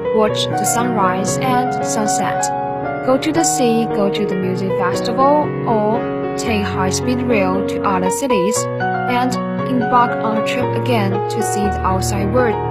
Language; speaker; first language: English; non-native, fluent; Chinese